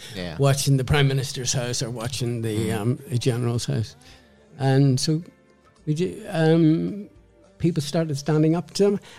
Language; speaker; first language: English; native; English